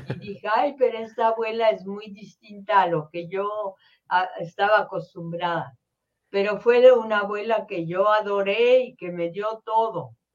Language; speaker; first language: Spanish; early bilingual, other home language; French